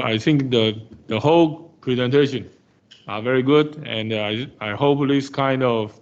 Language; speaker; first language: English; non-native, fluent; Chinese